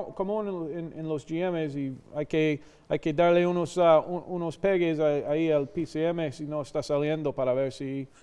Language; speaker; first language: Spanish; non-native, fluent; English